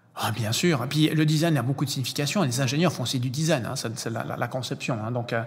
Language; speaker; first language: French; native; French